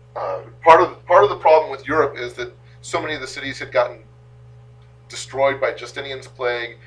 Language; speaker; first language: English; native; English